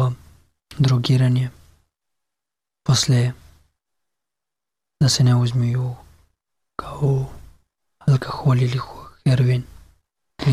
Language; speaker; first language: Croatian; non-native, learner; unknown